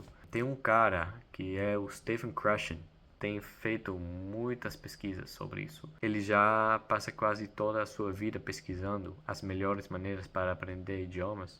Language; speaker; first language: Portuguese; non-native, fluent; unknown